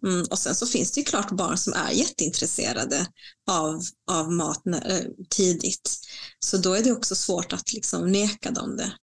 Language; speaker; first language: Swedish; non-native, fluent; Spanish